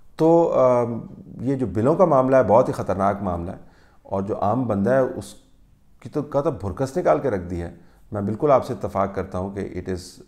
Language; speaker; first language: Urdu; native; Urdu